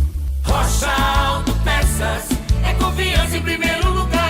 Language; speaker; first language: Portuguese; native; Portuguese